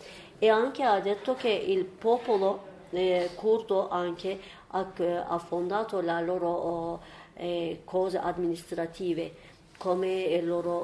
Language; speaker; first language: Italian; non-native, learner; Turkish